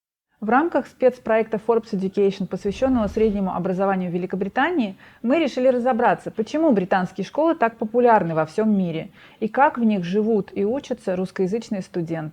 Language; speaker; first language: Russian; native; Russian